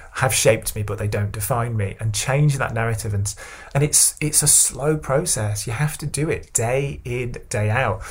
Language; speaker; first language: English; native; English